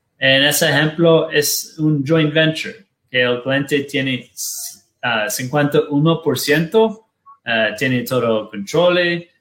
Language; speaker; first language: Spanish; non-native, learner; Portuguese